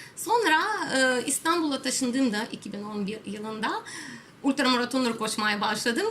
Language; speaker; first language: Turkish; non-native, fluent; Russian